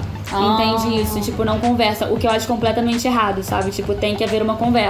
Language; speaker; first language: Portuguese; native; Portuguese